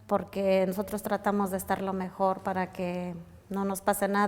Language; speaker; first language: Spanish; native; Spanish